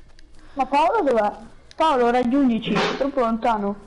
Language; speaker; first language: Italian; native; Italian